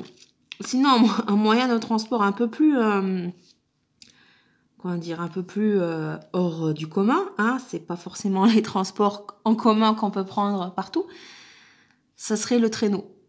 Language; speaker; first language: French; native; French